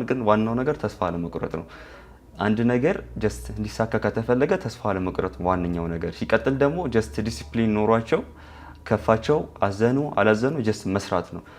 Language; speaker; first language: Amharic; non-native, local second language; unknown